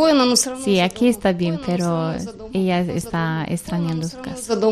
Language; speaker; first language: Spanish; non-native, learner; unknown